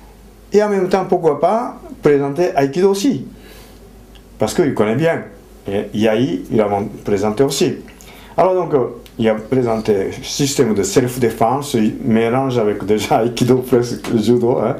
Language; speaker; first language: French; non-native, fluent; Japanese